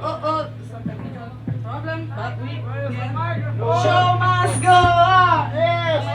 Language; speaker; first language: English; non-native, fluent; Italian